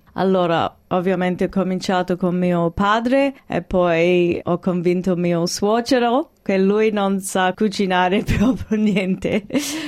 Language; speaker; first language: Italian; early bilingual, heritage; English